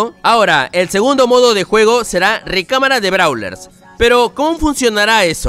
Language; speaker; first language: Spanish; native; Spanish